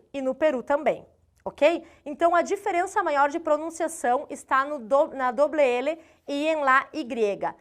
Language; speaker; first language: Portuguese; native; Portuguese